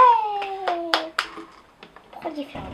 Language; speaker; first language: French; native; French